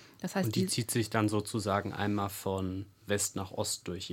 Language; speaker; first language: German; native; German